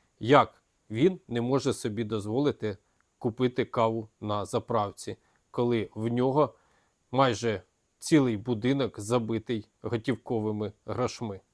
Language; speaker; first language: Ukrainian; native; Ukrainian